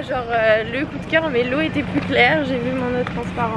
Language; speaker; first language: French; native; French